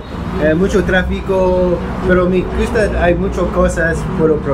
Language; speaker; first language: Spanish; non-native, learner; English